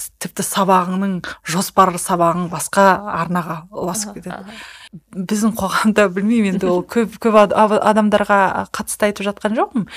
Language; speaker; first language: Kazakh; native; Kazakh